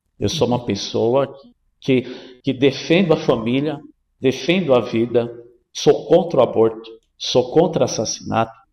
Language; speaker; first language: Portuguese; native; Portuguese